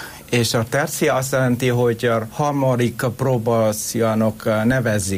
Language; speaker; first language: Hungarian; non-native, learner; Vietnamese